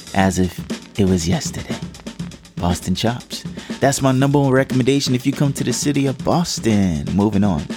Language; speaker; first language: English; native; English